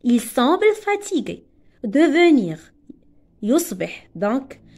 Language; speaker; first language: French; non-native, local second language; Arabic